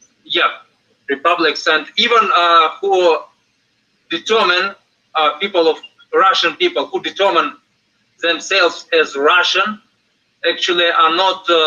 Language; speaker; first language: English; non-native, fluent; Russian